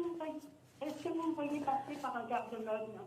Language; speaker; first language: French; native; French